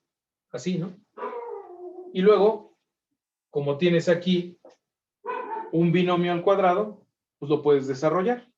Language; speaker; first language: Spanish; native; Spanish